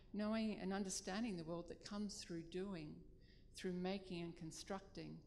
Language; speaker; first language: English; native; English